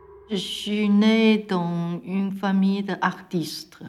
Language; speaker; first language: French; non-native, learner; Chinese